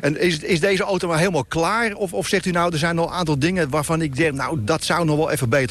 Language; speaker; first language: Dutch; native; Dutch